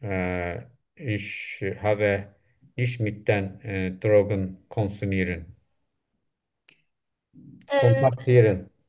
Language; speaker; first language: German; non-native, learner; Turkish